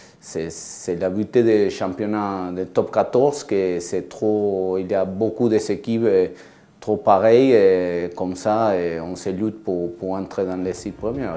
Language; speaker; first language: French; non-native, fluent; Spanish